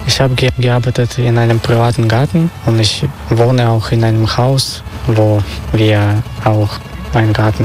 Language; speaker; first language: German; non-native, fluent; Russian